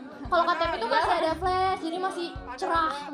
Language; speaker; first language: Indonesian; native; Indonesian